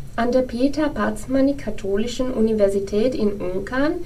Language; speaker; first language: German; non-native, fluent; Finnish